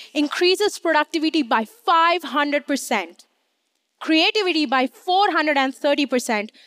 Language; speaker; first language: English; non-native, local second language; Hindi